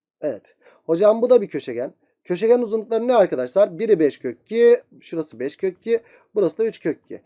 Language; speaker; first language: Turkish; native; Turkish